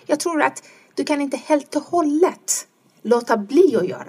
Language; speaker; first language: Swedish; non-native, fluent; Persian